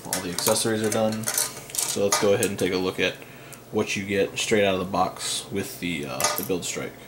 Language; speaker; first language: English; native; English